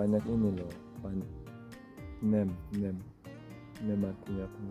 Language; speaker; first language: Indonesian; non-native, learner; Turkish